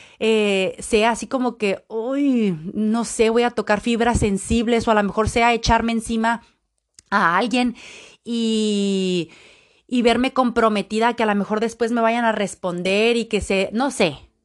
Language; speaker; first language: Spanish; native; Spanish